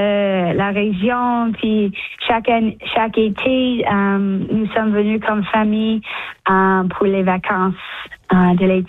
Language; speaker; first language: French; non-native, local second language; English